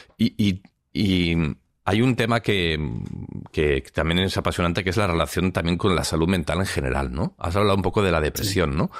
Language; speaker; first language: Spanish; non-native, local second language; Catalan